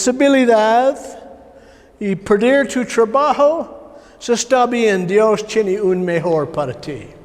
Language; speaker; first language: Spanish; non-native, learner; English